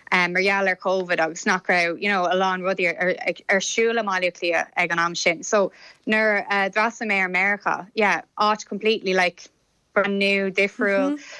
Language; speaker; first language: Irish; non-native, local second language; English